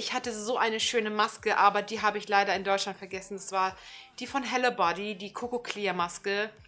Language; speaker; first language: German; early bilingual, other home language; Turkish